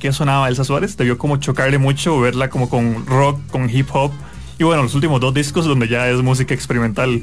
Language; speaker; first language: Spanish; native; Spanish